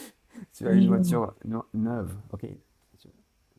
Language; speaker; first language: French; non-native, fluent; Sinhala